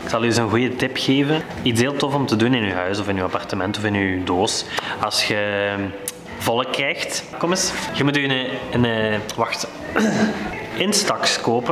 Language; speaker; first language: Dutch; native; Dutch